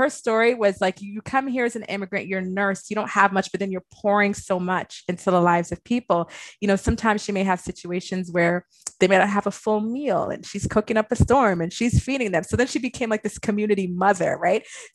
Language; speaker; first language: English; native; English